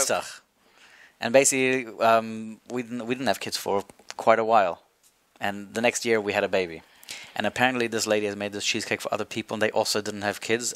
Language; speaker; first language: English; native; English